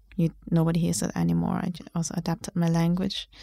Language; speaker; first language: English; non-native, fluent; German